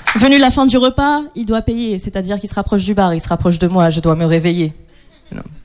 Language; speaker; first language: French; non-native, local second language; Arabic